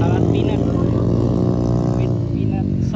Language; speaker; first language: English; non-native, learner; Indonesian